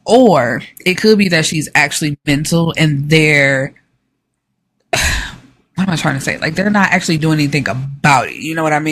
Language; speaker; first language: English; native; English